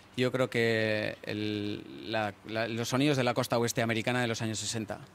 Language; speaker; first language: Spanish; early bilingual, other home language; English